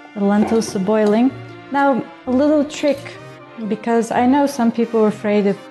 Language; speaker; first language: English; non-native, fluent; Bulgarian